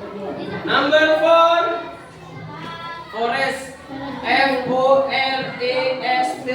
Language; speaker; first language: English; non-native, learner; Indonesian